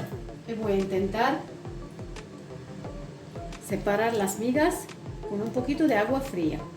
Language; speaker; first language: Spanish; non-native, fluent; Arabic